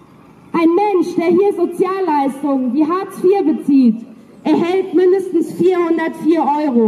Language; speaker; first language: German; native; German